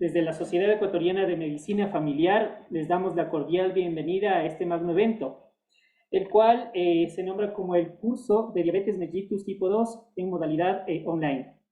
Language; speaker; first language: Spanish; native; Spanish